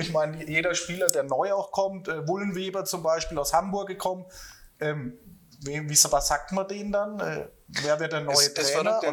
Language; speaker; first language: German; native; German